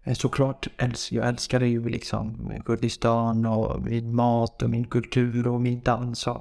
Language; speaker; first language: Swedish; non-native, fluent; Persian